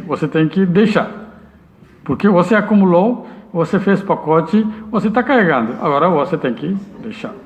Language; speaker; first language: Portuguese; non-native, learner; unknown